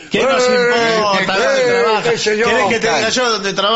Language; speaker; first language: Spanish; native; Spanish